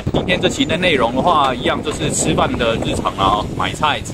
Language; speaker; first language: Chinese; native; Chinese